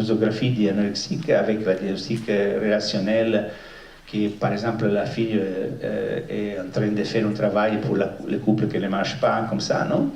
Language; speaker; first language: French; non-native, fluent; Italian